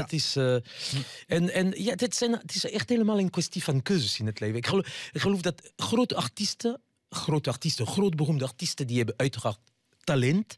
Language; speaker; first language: Dutch; non-native, fluent; French